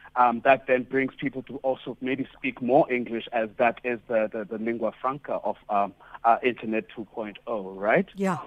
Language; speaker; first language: English; non-native, local second language; Xhosa